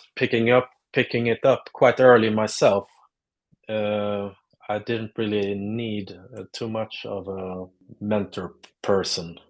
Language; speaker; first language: English; non-native, fluent; Swedish